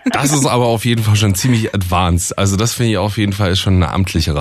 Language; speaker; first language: German; native; German